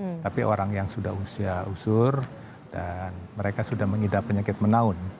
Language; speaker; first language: Indonesian; native; Indonesian